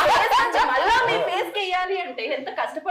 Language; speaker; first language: Telugu; native; Telugu